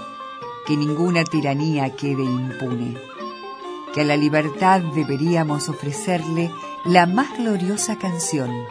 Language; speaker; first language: Spanish; native; Spanish